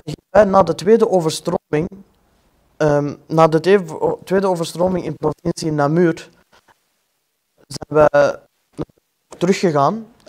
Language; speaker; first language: Dutch; non-native, fluent; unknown